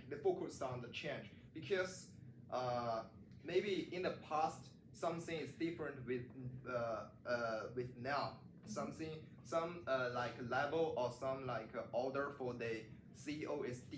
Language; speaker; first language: English; non-native, learner; Chinese